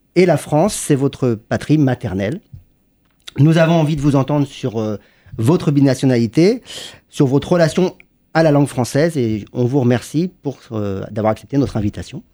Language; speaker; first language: French; native; French